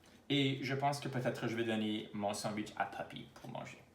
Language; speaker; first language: French; non-native, local second language; English